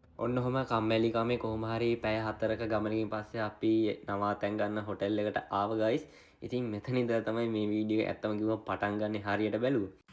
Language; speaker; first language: Sinhala; native; Sinhala